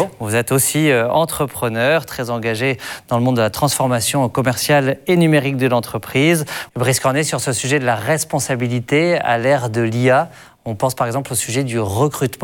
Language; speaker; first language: French; native; French